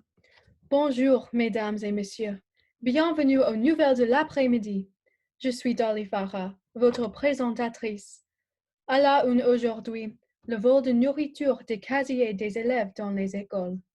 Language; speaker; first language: French; non-native, learner; English